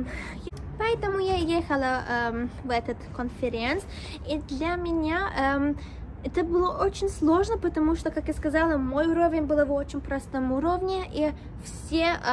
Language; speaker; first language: Russian; non-native, learner; Turkish